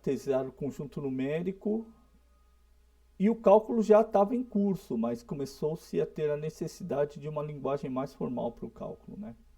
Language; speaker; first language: Portuguese; native; Portuguese